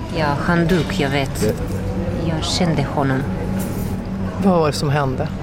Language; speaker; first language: Swedish; non-native, learner; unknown